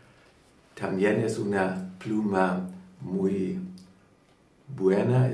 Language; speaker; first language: Spanish; non-native, learner; German